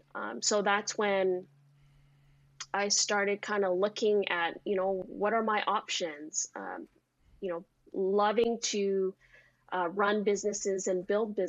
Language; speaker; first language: English; native; English